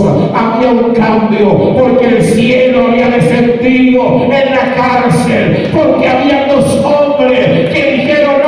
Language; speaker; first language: Spanish; native; Spanish